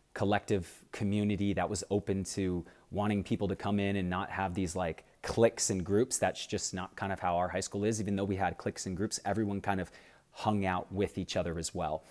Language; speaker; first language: English; native; English